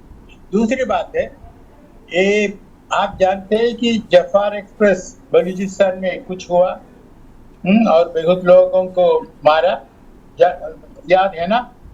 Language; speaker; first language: Hindi; non-native, local second language; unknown